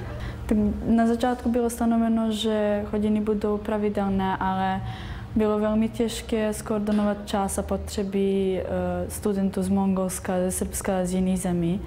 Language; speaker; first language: Czech; non-native, fluent; Persian